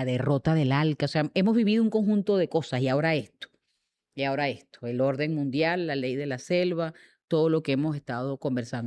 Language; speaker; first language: Spanish; native; Spanish